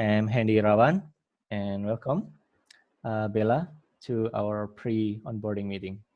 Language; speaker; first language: English; non-native, fluent; Indonesian